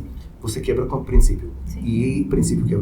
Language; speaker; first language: Portuguese; non-native, fluent; Hebrew